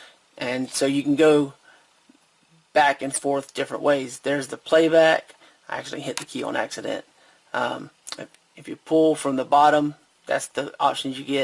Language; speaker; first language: English; native; English